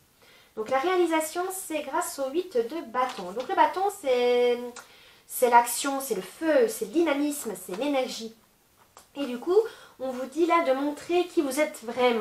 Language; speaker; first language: French; native; French